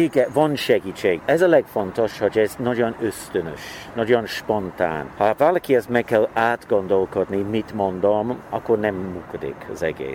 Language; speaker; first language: Hungarian; non-native, learner; English